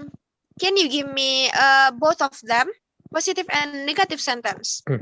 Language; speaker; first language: English; non-native, learner; Indonesian